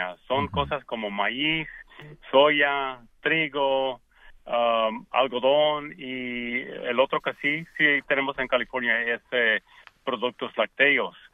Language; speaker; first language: Spanish; early bilingual, heritage; Spanish